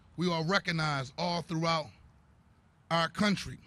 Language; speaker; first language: English; native; English